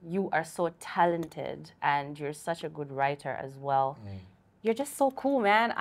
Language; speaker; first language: English; non-native, local second language; Bemba